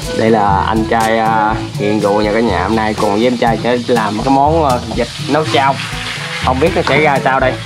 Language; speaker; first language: Vietnamese; native; Vietnamese